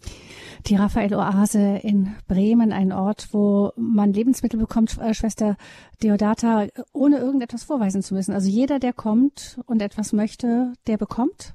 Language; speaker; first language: German; native; German